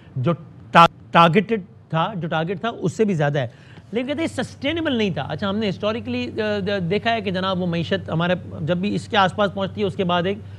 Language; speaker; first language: Urdu; native; Urdu